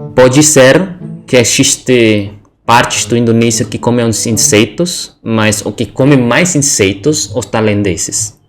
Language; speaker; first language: Portuguese; early bilingual, heritage; Indonesian